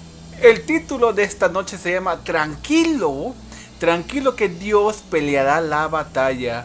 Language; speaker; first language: Spanish; early bilingual, heritage; Spanish